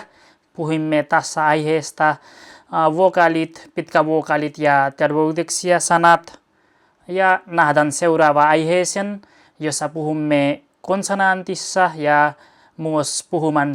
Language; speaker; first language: Finnish; non-native, learner; Nepali